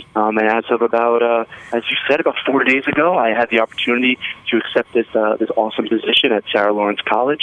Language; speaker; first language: English; native; English